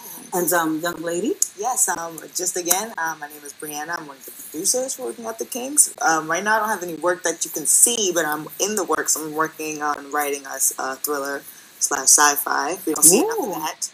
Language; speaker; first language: English; native; English